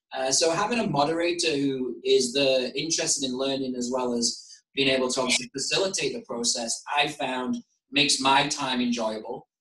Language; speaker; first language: English; native; English